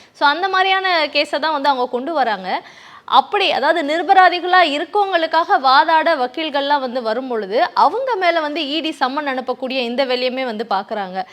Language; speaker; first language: Tamil; native; Tamil